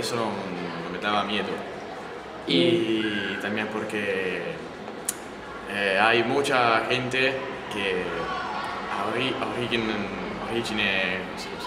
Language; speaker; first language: Spanish; non-native, learner; Italian